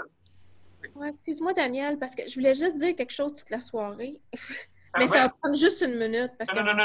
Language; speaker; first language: French; native; French